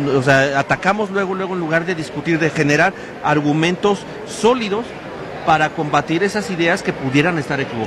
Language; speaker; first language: Spanish; native; Spanish